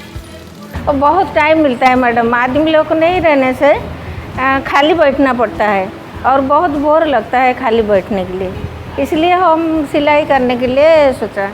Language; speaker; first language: Hindi; non-native, local second language; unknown